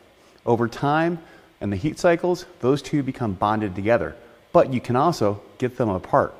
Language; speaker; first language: English; native; English